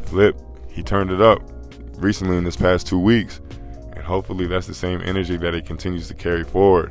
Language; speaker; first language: English; native; English